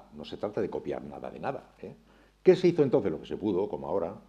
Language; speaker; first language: Spanish; native; Spanish